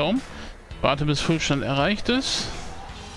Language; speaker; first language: German; native; German